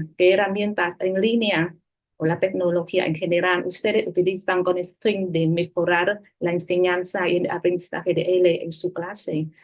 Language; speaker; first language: Spanish; non-native, fluent; Vietnamese